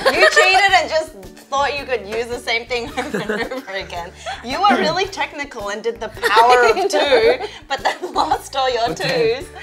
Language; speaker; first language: English; native; English